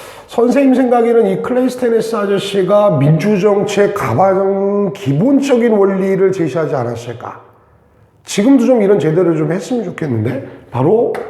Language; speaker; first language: Korean; native; Korean